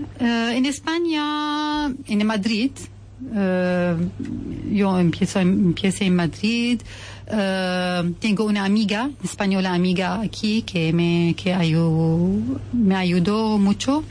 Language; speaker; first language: Spanish; non-native, learner; Arabic